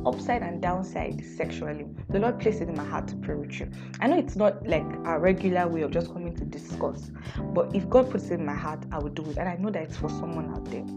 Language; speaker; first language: English; non-native, local second language; Yoruba